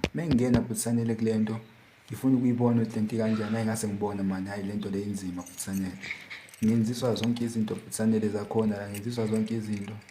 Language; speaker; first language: Zulu; native; Zulu